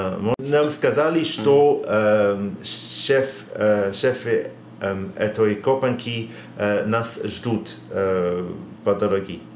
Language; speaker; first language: Russian; non-native, learner; English